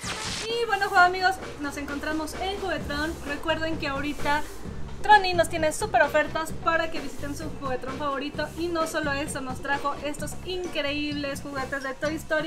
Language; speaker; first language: Spanish; native; Spanish